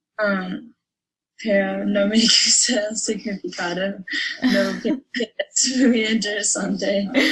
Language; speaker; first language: Spanish; non-native, learner; English